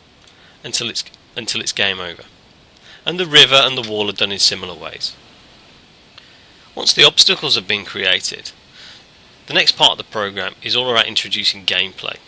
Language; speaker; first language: English; native; English